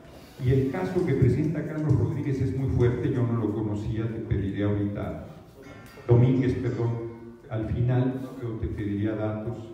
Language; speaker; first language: Spanish; native; Spanish